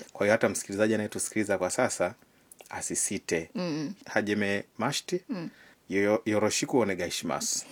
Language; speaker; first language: Swahili; native; Swahili